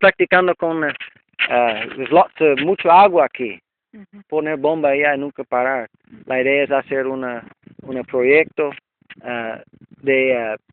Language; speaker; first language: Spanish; non-native, learner; English